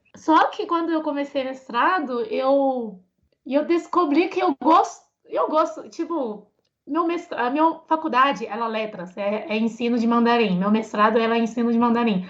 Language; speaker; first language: Portuguese; non-native, fluent; Chinese